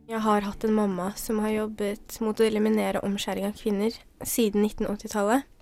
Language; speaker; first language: Norwegian; early bilingual, other home language; Somali